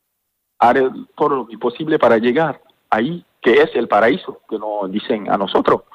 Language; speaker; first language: Spanish; non-native, fluent; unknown